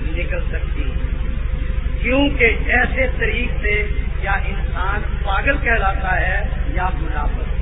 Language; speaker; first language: Urdu; non-native, local second language; Punjabi